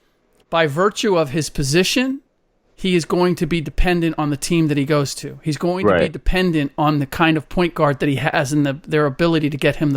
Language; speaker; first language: English; native; English